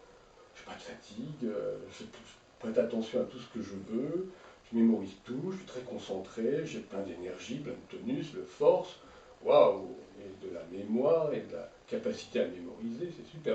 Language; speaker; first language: French; native; French